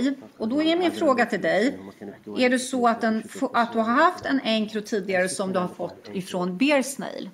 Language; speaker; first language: Swedish; native; Swedish